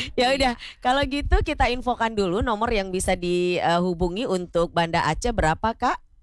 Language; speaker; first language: Indonesian; non-native, local second language; Minangkabau